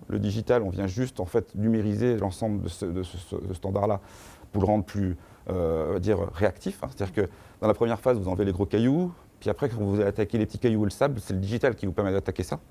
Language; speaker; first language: French; native; French